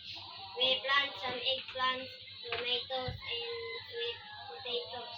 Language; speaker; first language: English; non-native, local second language; Cebuano